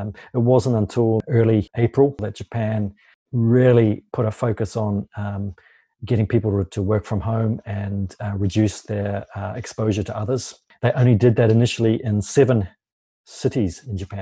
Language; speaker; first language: English; native; English